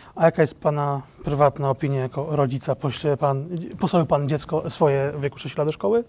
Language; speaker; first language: Polish; native; Polish